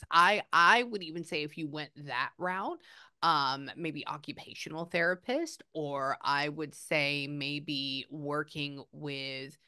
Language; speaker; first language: English; native; English